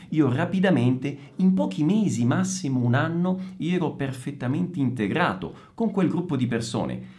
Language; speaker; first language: Italian; native; Italian